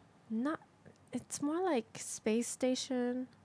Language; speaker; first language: English; non-native, fluent; Japanese